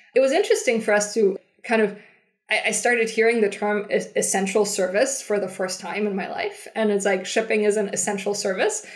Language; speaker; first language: English; non-native, fluent; German